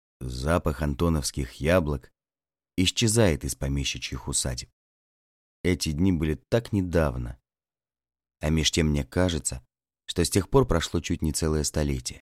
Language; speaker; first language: Russian; native; Russian